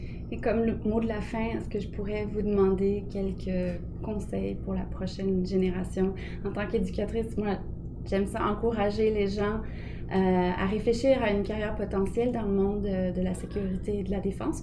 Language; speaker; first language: French; native; French